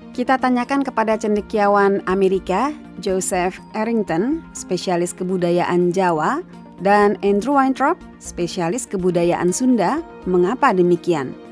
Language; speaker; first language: Indonesian; native; Indonesian